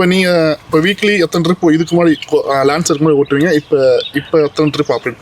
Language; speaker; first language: Tamil; native; Tamil